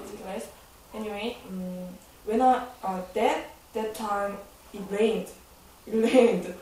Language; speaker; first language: English; non-native, learner; Korean